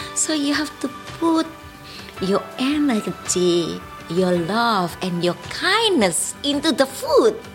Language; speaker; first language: English; non-native, fluent; Indonesian